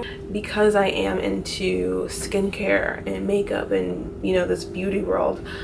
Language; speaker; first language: English; native; English